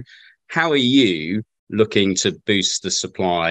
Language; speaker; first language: English; native; English